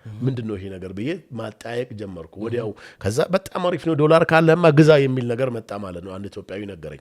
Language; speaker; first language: Amharic; non-native, local second language; Oromo